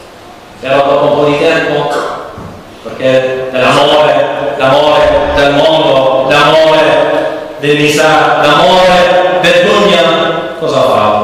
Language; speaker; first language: Italian; non-native, learner; English